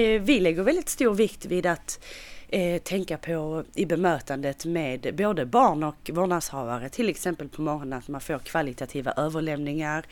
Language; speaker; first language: Swedish; native; Swedish